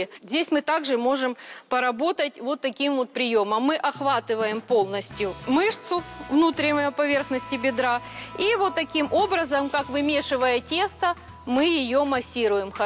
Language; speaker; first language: Russian; native; Russian